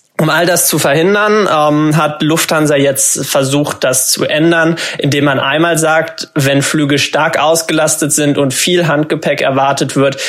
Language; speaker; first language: German; native; German